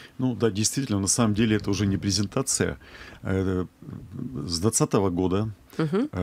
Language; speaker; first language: Russian; native; Russian